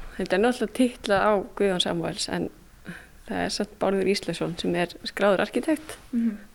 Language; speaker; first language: Icelandic; native; Icelandic